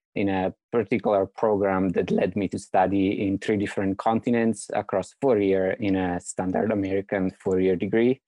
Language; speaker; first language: English; non-native, fluent; Italian